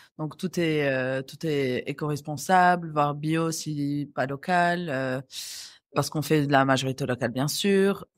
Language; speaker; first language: French; non-native, local second language; Arabic